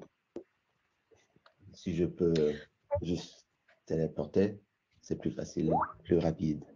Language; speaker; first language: French; non-native, learner; English